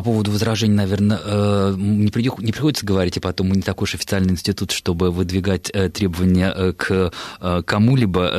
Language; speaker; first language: Russian; native; Russian